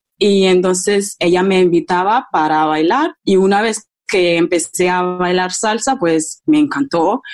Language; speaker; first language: Spanish; non-native, fluent; Akan